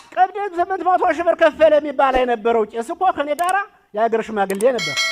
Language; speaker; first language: Amharic; native; Amharic